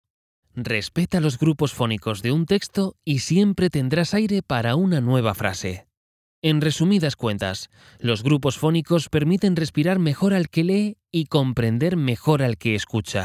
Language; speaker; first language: Spanish; native; Spanish